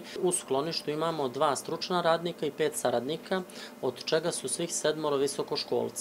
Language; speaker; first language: Serbian; native; Serbian